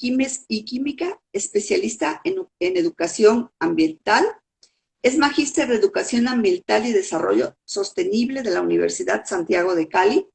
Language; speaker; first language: Spanish; native; Spanish